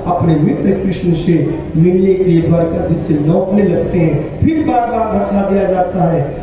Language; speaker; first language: Hindi; native; Hindi